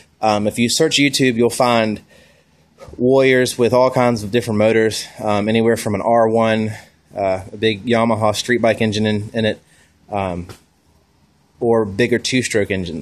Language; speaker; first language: English; native; English